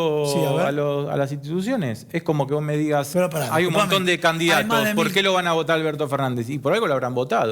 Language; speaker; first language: Spanish; native; Spanish